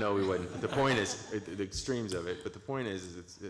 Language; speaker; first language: English; native; English